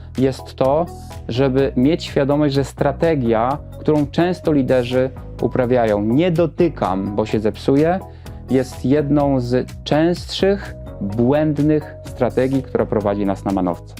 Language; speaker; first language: Polish; native; Polish